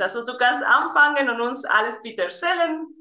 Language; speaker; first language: German; non-native, fluent; Spanish